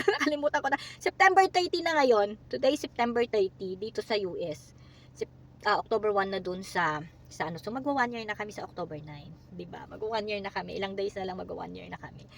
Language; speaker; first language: Filipino; native; Filipino